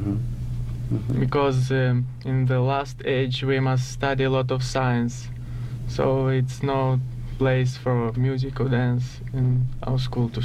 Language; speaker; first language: English; non-native, learner; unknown